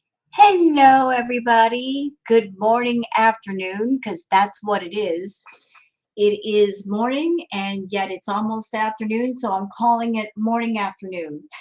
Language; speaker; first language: English; native; English